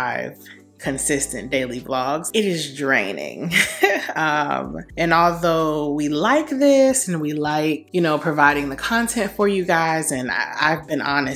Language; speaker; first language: English; native; English